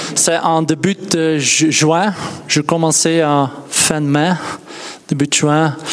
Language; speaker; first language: French; non-native, learner; Dutch